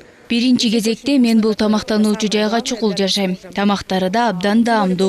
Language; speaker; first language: Kyrgyz; native; Kyrgyz